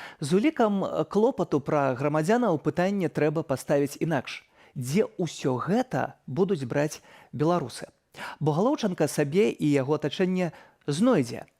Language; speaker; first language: Belarusian; native; Belarusian